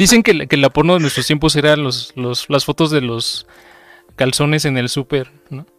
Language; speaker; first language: Spanish; native; Spanish